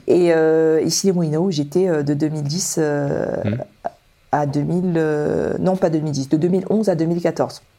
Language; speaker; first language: French; early bilingual, other home language; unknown